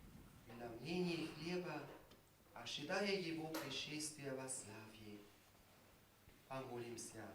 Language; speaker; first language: Russian; non-native, fluent; German